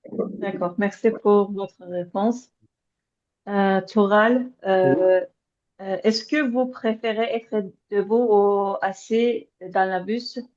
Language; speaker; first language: French; non-native, learner; Azerbaijani